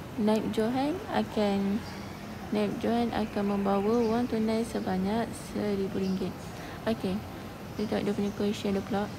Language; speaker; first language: Malay; native; Malay